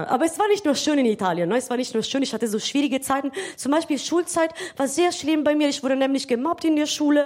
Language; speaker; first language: German; non-native, fluent; Italian